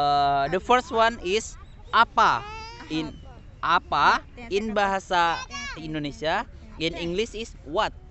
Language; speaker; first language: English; non-native, learner; Indonesian